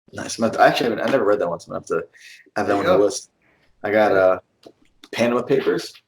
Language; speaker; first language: English; native; English